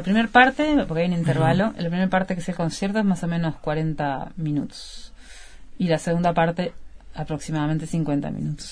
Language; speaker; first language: Spanish; native; Spanish